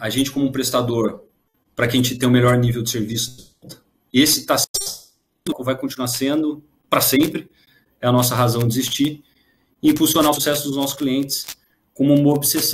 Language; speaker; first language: Portuguese; native; Portuguese